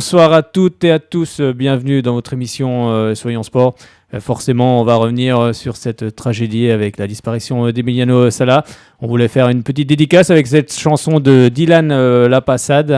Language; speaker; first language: French; native; French